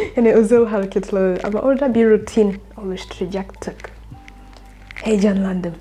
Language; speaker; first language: Turkish; non-native, fluent; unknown